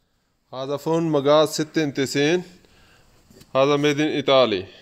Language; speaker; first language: Arabic; non-native, learner; Urdu